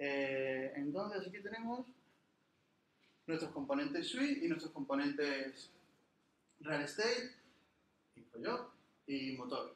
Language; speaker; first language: Spanish; native; Spanish